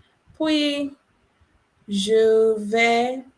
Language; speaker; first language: French; non-native, learner; English